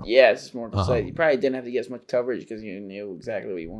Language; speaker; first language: English; native; English